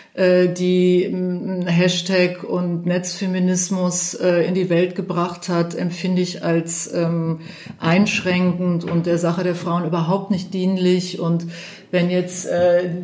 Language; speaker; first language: German; native; German